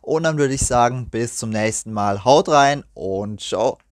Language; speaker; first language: German; native; German